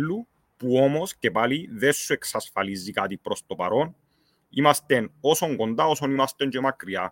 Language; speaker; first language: Greek; native; Greek